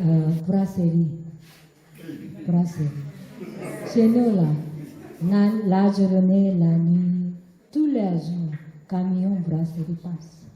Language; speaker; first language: French; non-native, learner; Korean